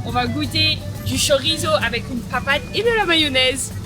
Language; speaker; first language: French; native; French